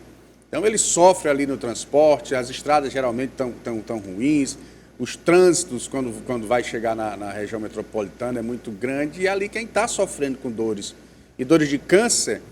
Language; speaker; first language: Portuguese; native; Portuguese